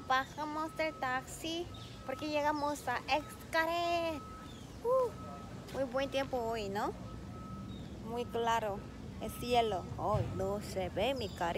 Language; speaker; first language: Spanish; non-native, fluent; Korean